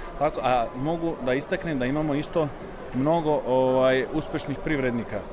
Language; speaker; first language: Serbian; early bilingual, heritage; Serbian